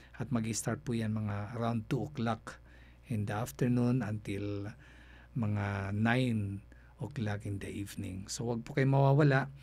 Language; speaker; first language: Filipino; non-native, local second language; Cebuano